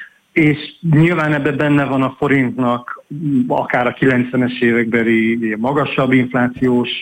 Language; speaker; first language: Hungarian; native; Hungarian